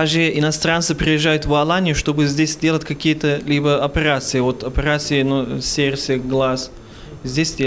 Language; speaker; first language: Russian; non-native, fluent; Turkish